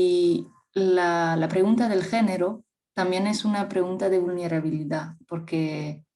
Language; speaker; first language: Spanish; non-native, fluent; French